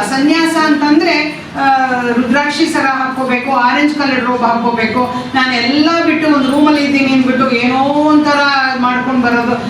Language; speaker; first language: Kannada; non-native, local second language; Tamil